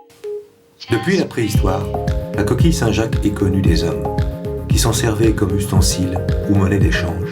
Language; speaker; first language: French; native; French